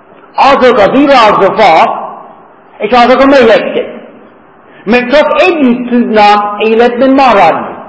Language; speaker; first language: Hungarian; non-native, fluent; English